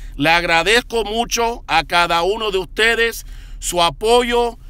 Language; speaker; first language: Spanish; early bilingual, heritage; Spanish